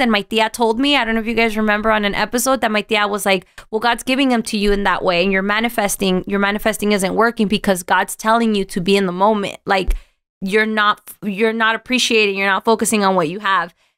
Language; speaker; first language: English; early bilingual, other home language; Spanish